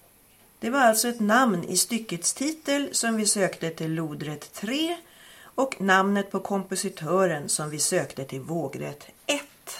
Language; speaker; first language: Swedish; native; Swedish